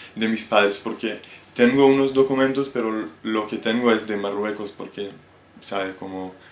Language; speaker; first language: Spanish; non-native, fluent; Hebrew